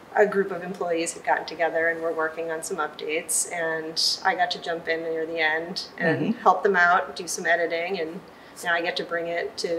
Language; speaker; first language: English; native; English